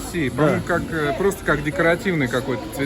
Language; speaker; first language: Russian; native; Russian